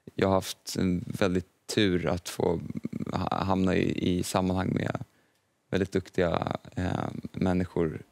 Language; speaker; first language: Swedish; native; Swedish